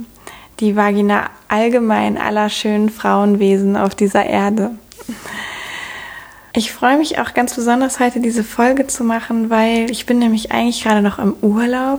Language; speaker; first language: German; native; German